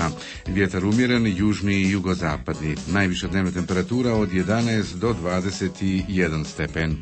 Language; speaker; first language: Croatian; native; Croatian